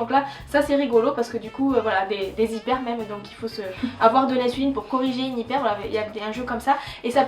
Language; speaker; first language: French; native; French